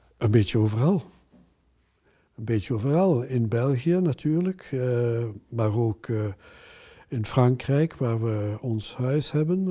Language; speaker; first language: Dutch; non-native, local second language; French